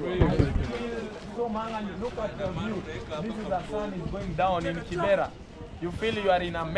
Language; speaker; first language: English; non-native, learner; Swahili